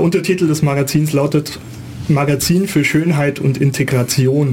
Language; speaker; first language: German; native; German